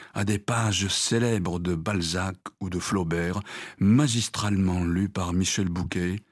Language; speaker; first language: French; non-native, fluent; Japanese